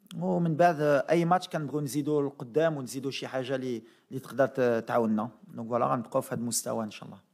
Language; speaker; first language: Arabic; early bilingual, heritage; Arabic